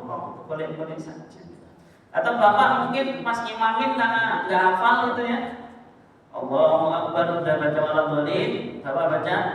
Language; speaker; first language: Indonesian; native; Indonesian